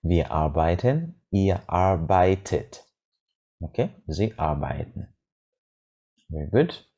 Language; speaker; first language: German; non-native, fluent; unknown